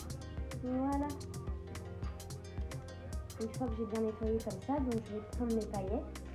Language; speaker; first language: French; native; French